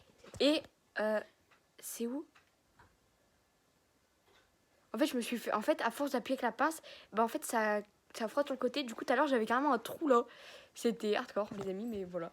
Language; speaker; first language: French; native; French